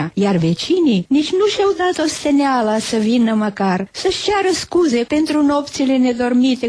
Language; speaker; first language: Romanian; native; Romanian